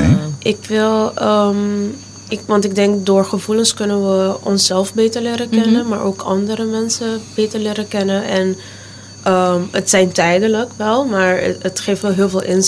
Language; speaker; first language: Dutch; non-native, local second language; Papiamento